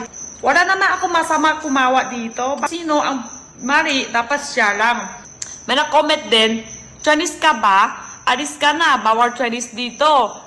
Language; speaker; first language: Filipino; non-native, learner; Chinese